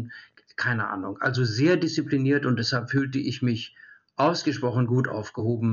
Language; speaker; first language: German; early bilingual, heritage; German